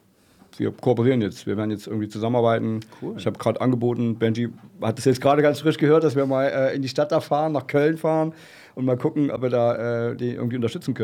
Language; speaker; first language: German; native; German